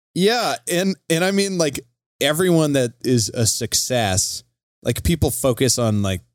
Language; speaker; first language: English; native; English